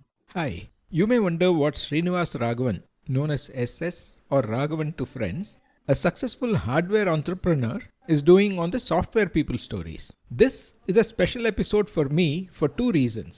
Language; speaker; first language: English; non-native, local second language; Tamil